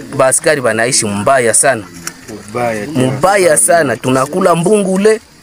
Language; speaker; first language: Swahili; native; Swahili